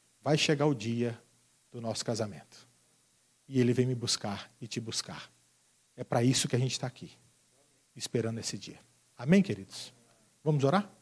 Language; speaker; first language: Portuguese; native; Portuguese